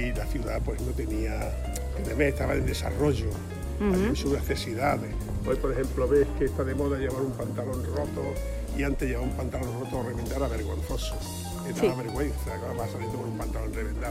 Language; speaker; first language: Spanish; native; Spanish